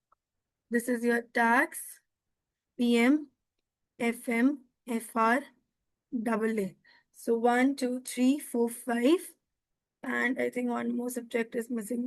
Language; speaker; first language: English; non-native, local second language; Hindi